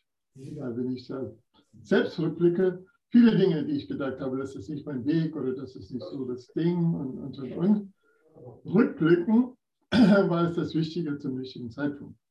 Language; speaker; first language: German; non-native, fluent; English